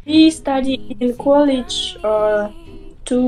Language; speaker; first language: English; non-native, learner; Russian